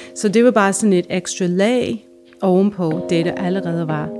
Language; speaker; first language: Danish; non-native, fluent; English